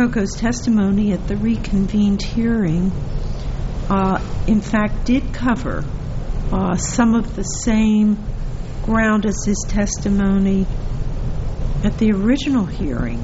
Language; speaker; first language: English; native; English